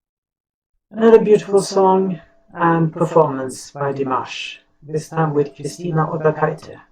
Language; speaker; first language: English; non-native, fluent; Norwegian